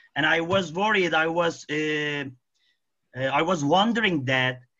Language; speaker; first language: English; non-native, fluent; Arabic